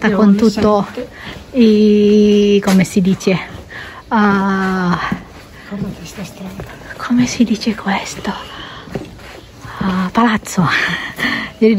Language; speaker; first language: Italian; non-native, learner; Indonesian